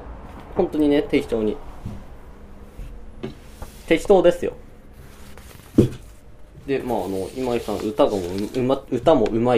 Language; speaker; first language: Japanese; native; Japanese